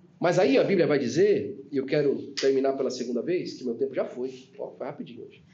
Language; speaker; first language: Portuguese; native; Portuguese